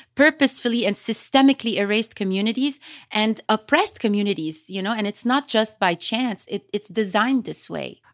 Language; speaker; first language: English; early bilingual, other home language; Arabic